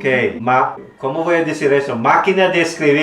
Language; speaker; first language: Spanish; non-native, fluent; Filipino